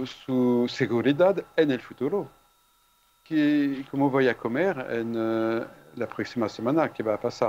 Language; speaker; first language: Spanish; non-native, fluent; French